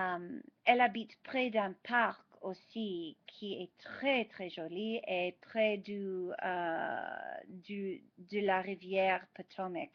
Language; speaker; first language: French; non-native, fluent; English